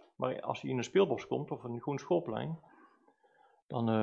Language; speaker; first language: Dutch; native; Dutch